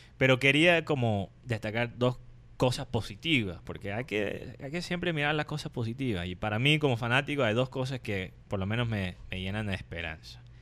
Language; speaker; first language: Spanish; non-native, fluent; English